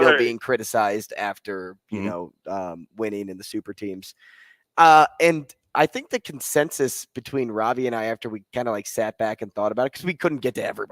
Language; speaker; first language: English; native; English